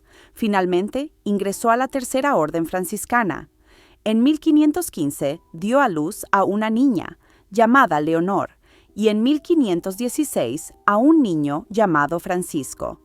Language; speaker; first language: Spanish; native; Spanish